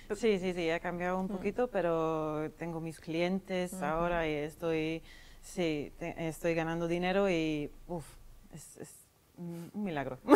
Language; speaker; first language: Spanish; non-native, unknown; English